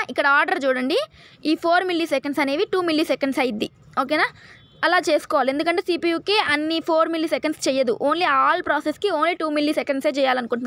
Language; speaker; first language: Telugu; native; Telugu